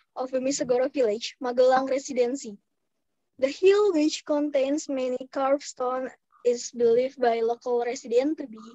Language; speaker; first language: English; non-native, fluent; Indonesian